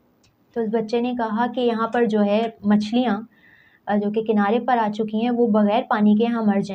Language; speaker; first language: Urdu; native; Urdu